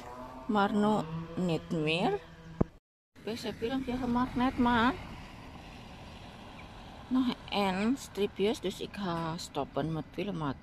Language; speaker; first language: Dutch; non-native, learner; Indonesian